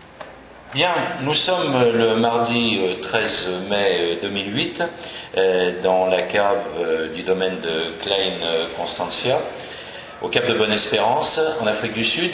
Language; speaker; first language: French; native; French